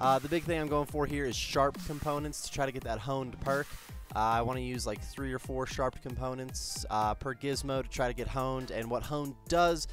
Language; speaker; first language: English; native; English